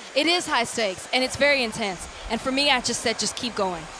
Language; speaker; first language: English; native; English